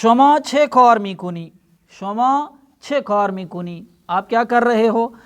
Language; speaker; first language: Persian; non-native, fluent; Urdu